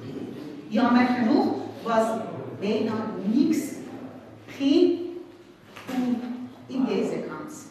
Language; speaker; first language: Dutch; non-native, fluent; Persian